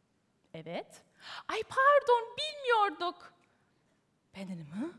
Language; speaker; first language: Turkish; early bilingual, heritage; Turkish